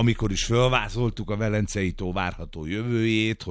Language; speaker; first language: Hungarian; native; Hungarian